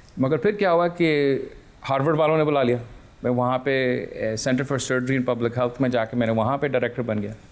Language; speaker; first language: Urdu; early bilingual, heritage; Urdu